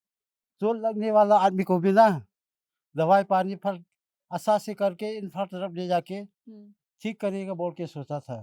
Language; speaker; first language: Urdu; non-native, local second language; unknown